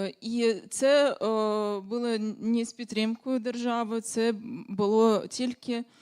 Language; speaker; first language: Ukrainian; non-native, fluent; Russian